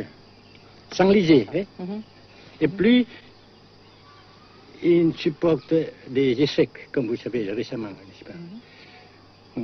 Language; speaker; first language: French; non-native, fluent; Vietnamese